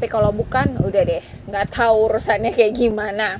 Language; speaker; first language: Indonesian; native; Indonesian